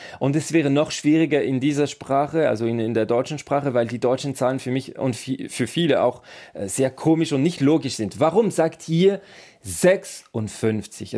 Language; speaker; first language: German; non-native, local second language; French